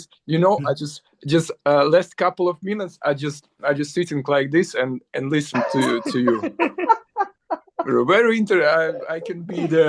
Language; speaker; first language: English; non-native, learner; Russian